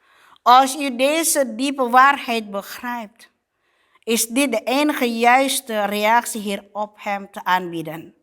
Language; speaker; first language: Dutch; non-native, fluent; Indonesian